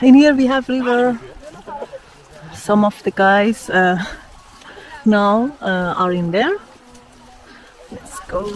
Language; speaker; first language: English; non-native, learner; Kurdish